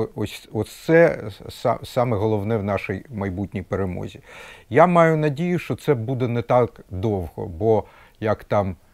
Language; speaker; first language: Ukrainian; non-native, local second language; Russian